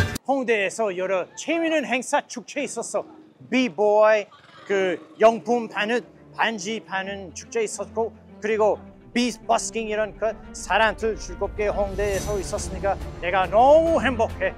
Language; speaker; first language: Korean; non-native, fluent; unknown